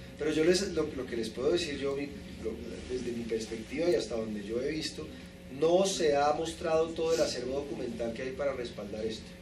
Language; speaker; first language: Spanish; native; Spanish